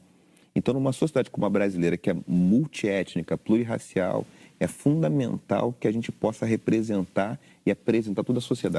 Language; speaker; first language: Portuguese; native; Portuguese